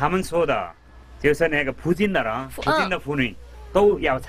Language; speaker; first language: Chinese; non-native, learner; Nepali